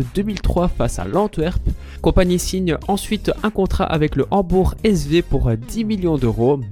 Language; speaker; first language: French; native; French